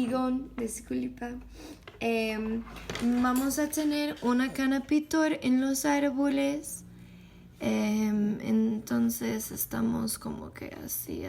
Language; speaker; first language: Spanish; non-native, learner; English